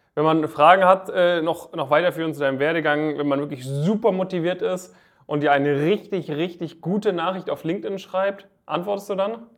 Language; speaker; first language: German; native; German